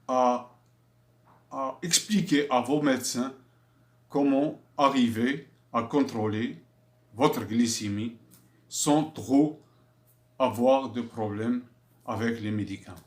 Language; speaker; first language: French; non-native, fluent; Arabic